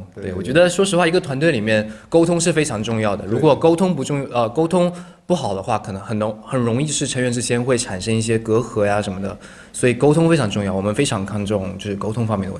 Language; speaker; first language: Chinese; native; Chinese